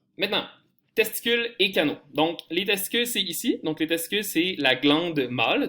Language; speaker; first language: French; native; French